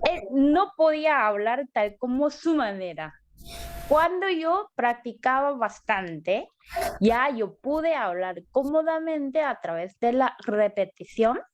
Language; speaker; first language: Spanish; non-native, learner; Korean